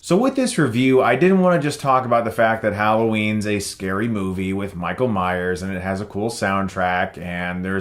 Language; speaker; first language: English; native; English